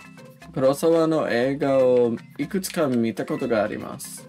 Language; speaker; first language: Japanese; non-native, learner; English